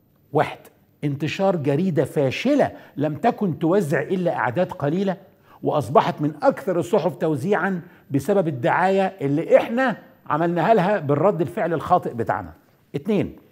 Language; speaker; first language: Arabic; native; Arabic